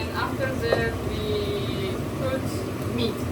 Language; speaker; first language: English; non-native, learner; Uzbek